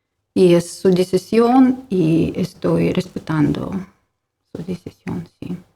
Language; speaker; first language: Spanish; non-native, learner; Ukrainian